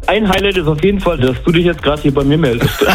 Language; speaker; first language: German; native; German